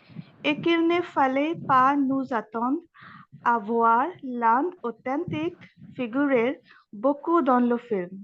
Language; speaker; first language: French; non-native, learner; Bangla